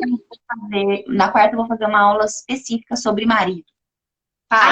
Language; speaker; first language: Portuguese; native; Portuguese